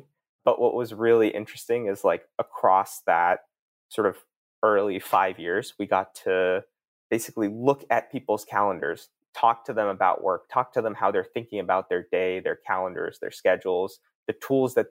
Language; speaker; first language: English; native; English